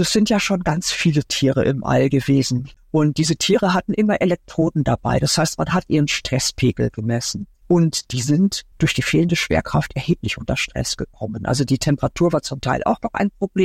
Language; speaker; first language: German; native; German